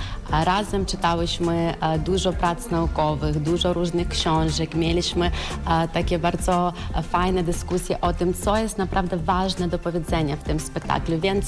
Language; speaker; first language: Polish; non-native, fluent; Ukrainian